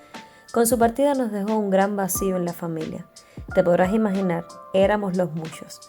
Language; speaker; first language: Spanish; native; Spanish